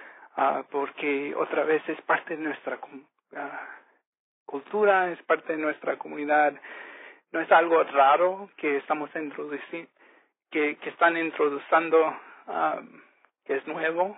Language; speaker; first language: Spanish; early bilingual, heritage; Spanish